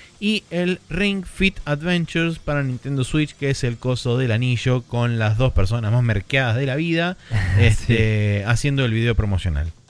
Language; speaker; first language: Spanish; native; Spanish